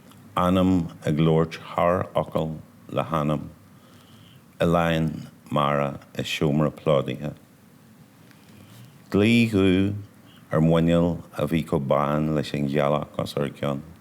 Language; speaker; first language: Irish; non-native, local second language; English